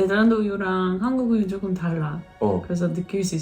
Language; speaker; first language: Korean; non-native, learner; Dutch